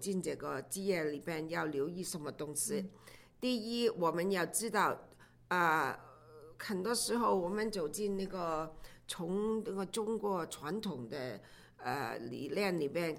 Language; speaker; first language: Chinese; non-native, local second language; Cantonese